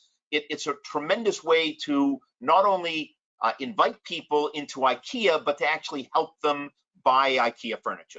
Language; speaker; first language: English; native; English